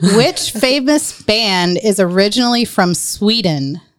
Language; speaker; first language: English; native; English